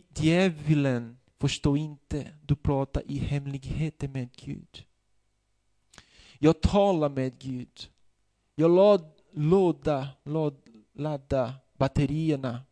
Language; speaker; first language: Swedish; non-native, fluent; Portuguese